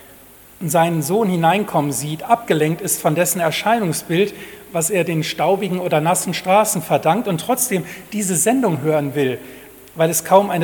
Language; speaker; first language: German; native; German